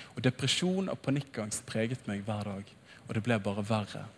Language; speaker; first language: Norwegian; native; Norwegian